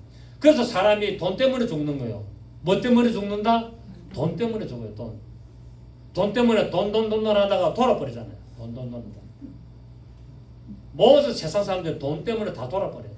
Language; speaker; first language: Korean; native; Korean